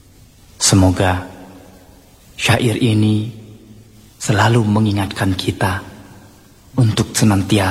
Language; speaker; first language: Indonesian; native; Indonesian